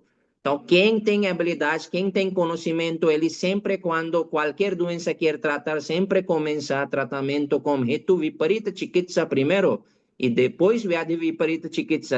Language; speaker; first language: Portuguese; non-native, learner; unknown